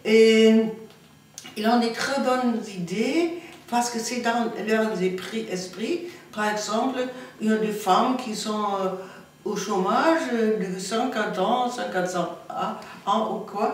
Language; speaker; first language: French; non-native, fluent; German